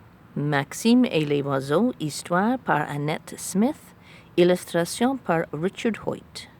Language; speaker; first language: French; non-native, fluent; English